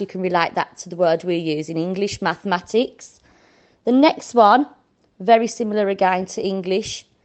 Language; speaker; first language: English; native; English